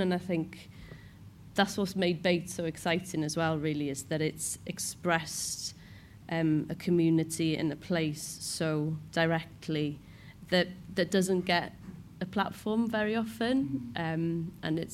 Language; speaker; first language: English; non-native, local second language; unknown